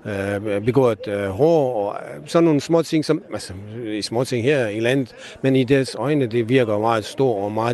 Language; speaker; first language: Danish; non-native, fluent; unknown